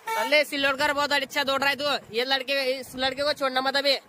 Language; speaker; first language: Hindi; non-native, local second language; Marathi